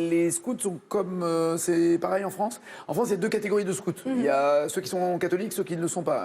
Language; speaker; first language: French; native; French